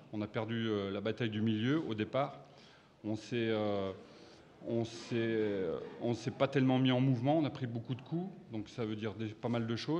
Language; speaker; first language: French; native; French